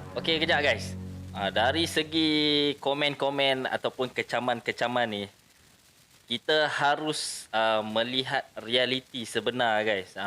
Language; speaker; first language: Malay; native; Malay